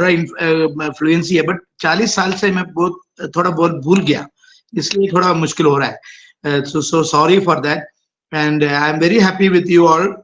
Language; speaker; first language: Hindi; non-native, local second language; Malayalam